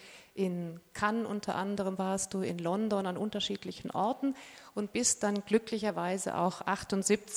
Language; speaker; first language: German; native; German